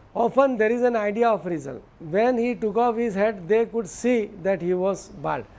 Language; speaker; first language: English; non-native, local second language; Gujarati